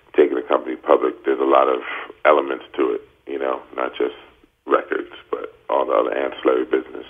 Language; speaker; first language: English; native; English